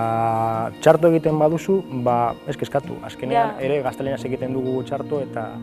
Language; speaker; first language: Basque; non-native, local second language; Spanish